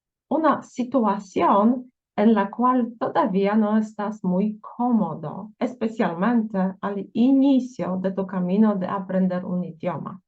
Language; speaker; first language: Spanish; non-native, fluent; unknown